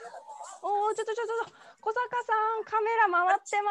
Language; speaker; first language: Japanese; native; Japanese